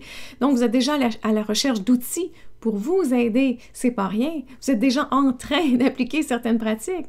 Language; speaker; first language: French; native; French